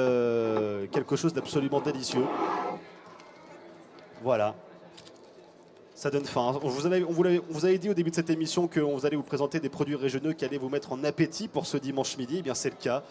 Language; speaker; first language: French; native; French